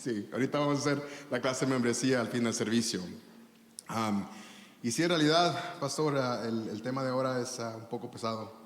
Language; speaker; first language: Spanish; early bilingual, heritage; Spanish